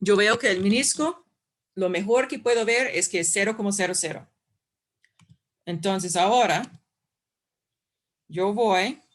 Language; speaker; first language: Spanish; non-native, fluent; English